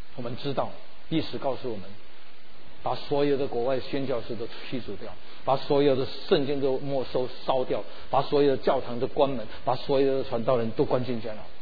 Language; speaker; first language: Chinese; early bilingual, heritage; Chinese